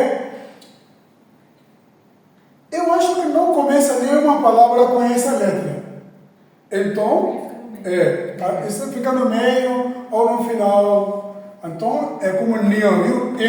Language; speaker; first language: Portuguese; non-native, fluent; Hindi